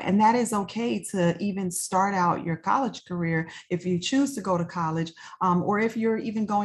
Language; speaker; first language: English; native; English